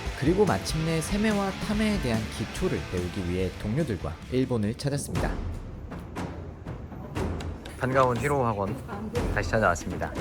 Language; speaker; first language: Korean; native; Korean